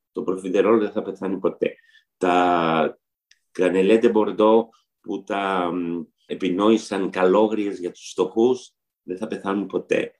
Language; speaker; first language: Greek; early bilingual, heritage; Greek